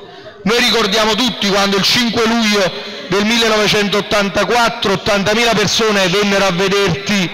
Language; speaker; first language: Italian; native; Italian